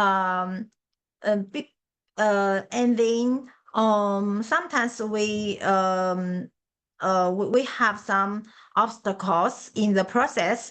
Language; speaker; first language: English; non-native, learner; Chinese